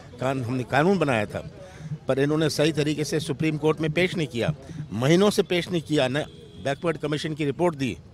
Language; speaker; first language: Hindi; native; Hindi